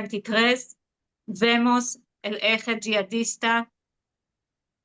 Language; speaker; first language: Spanish; non-native, fluent; Hebrew